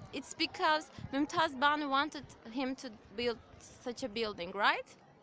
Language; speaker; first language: English; non-native, fluent; Turkish